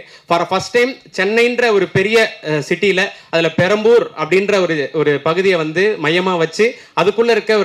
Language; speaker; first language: Tamil; native; Tamil